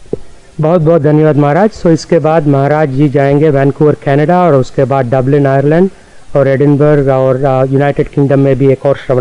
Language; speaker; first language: Hindi; native; Hindi